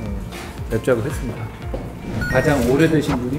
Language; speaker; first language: Korean; native; Korean